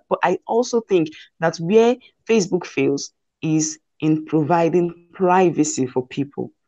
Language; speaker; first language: English; non-native, local second language; Igbo